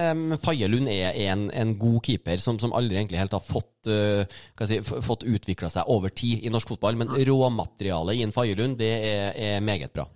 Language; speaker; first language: Norwegian; native; Norwegian